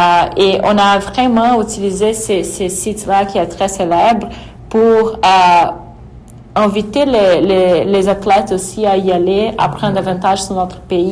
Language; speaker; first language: French; non-native, fluent; Portuguese